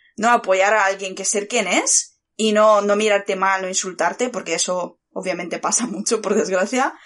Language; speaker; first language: Spanish; early bilingual, other home language; Bulgarian